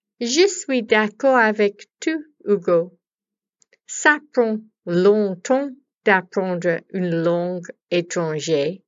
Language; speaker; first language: French; non-native, learner; English